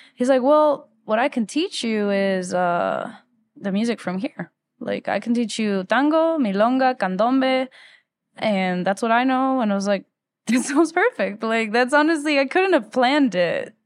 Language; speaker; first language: English; early bilingual, other home language; Spanish